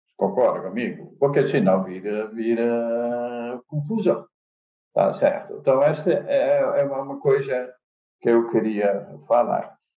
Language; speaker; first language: Portuguese; non-native, fluent; Dutch